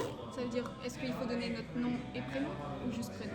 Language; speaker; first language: French; native; French